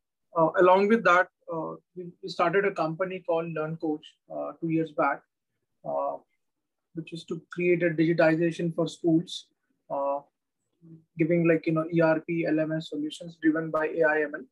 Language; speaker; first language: English; non-native, local second language; Marathi